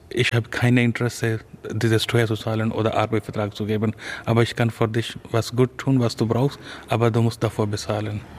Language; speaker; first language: German; non-native, learner; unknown